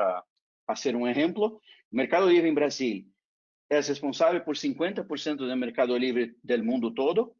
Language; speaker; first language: Spanish; non-native, fluent; Portuguese